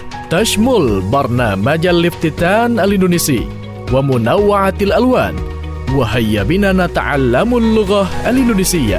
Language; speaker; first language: Arabic; non-native, fluent; Indonesian